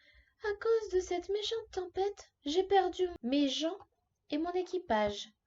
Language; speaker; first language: French; native; French